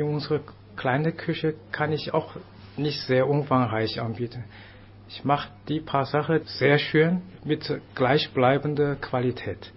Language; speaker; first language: German; non-native, fluent; Chinese